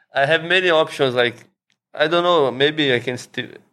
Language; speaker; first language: English; non-native, learner; Portuguese